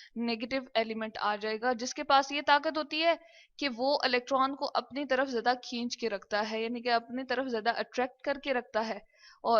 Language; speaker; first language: Hindi; non-native, local second language; Punjabi